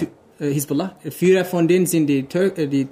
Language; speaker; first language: German; non-native, fluent; Kurdish